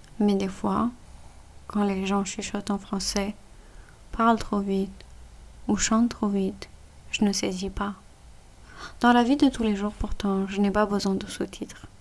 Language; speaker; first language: French; non-native, fluent; Punjabi